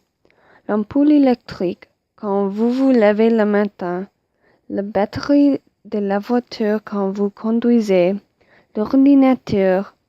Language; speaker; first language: French; non-native, learner; English